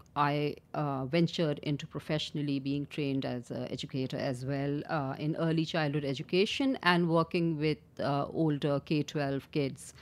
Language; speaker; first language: English; non-native, local second language; Urdu